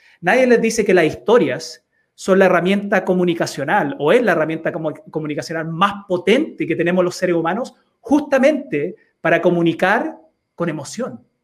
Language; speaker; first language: Spanish; early bilingual, heritage; Spanish